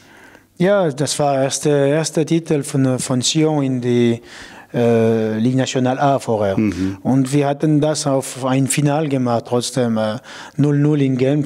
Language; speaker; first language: German; non-native, local second language; French